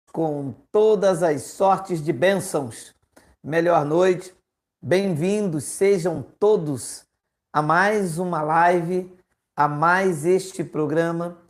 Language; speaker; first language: Portuguese; native; Portuguese